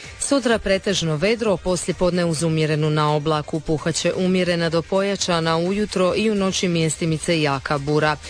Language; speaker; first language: Serbian; native; Serbian